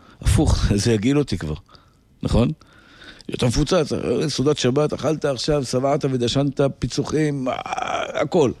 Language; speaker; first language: Hebrew; native; Hebrew